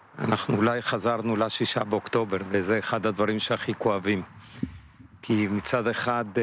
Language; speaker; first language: Hebrew; non-native, fluent; Spanish